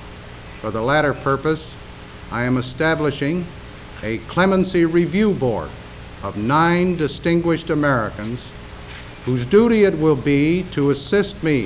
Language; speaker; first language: English; native; English